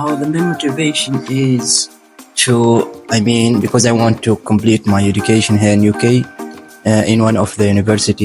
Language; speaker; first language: English; non-native, learner; Arabic